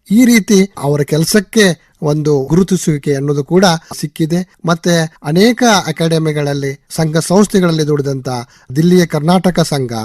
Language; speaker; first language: Kannada; native; Kannada